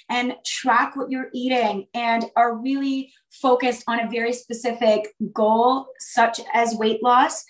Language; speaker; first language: English; native; English